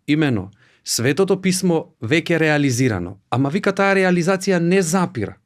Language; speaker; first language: Macedonian; native; Macedonian